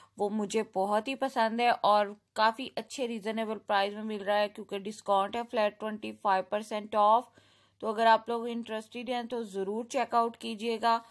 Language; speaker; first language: Urdu; native; Urdu